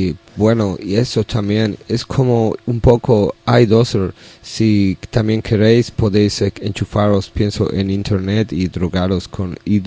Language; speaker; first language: Spanish; non-native, learner; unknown